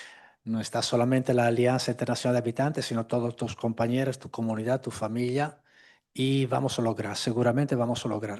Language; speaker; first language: Spanish; non-native, fluent; Italian